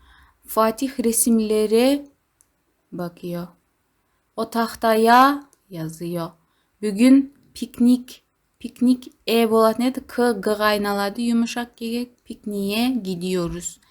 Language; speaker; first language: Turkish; non-native, fluent; Kazakh